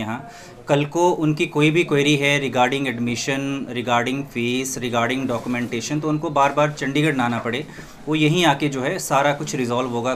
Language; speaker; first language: Hindi; native; Hindi